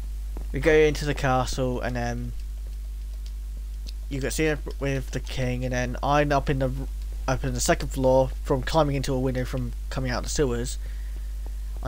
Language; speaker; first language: English; native; English